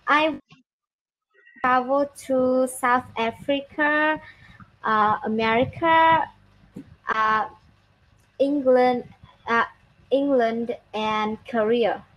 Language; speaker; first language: English; non-native, learner; Vietnamese